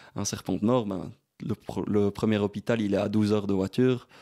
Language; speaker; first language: French; native; French